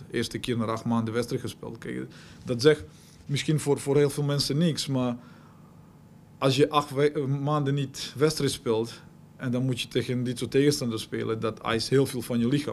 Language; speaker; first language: Dutch; non-native, fluent; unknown